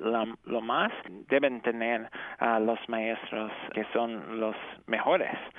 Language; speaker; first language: Spanish; early bilingual, heritage; English